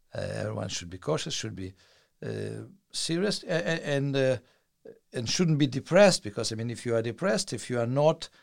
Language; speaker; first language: English; non-native, fluent; Russian